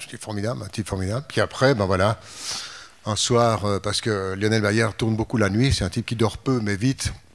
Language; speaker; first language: French; native; French